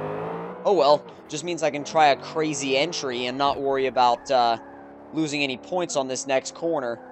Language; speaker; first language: English; native; English